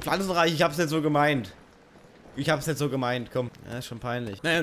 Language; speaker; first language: German; native; German